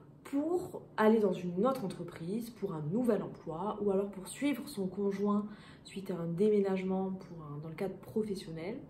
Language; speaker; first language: French; native; French